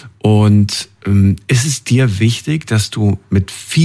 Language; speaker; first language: German; native; German